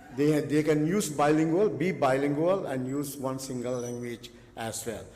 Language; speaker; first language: English; non-native, local second language; Sinhala